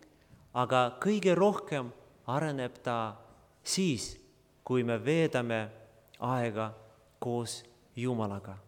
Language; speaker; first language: Estonian; non-native, local second language; Russian